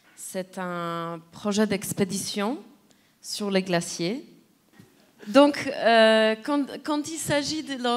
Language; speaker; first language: French; non-native, fluent; Polish